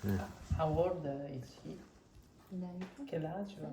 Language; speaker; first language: English; non-native, learner; Japanese